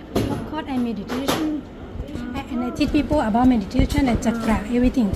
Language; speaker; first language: English; non-native, learner; Thai